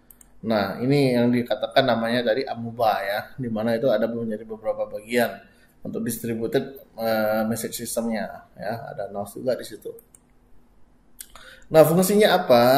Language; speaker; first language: Indonesian; native; Indonesian